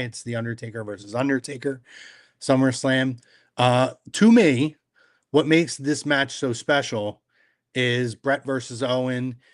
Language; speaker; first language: English; native; English